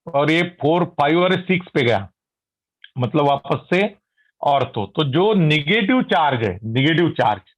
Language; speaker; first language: Hindi; non-native, local second language; Marathi